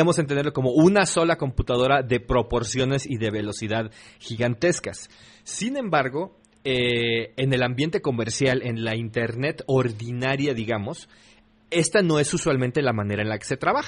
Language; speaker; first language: Spanish; native; Spanish